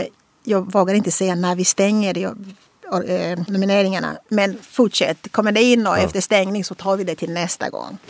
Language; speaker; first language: Swedish; non-native, fluent; Portuguese